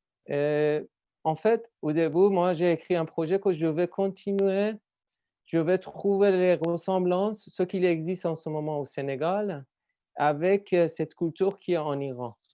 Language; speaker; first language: French; non-native, learner; Persian